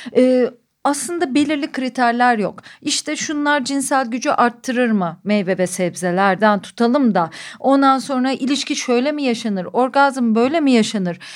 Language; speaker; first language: Turkish; native; Turkish